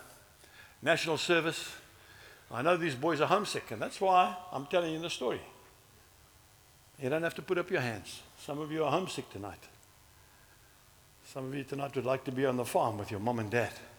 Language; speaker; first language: English; native; English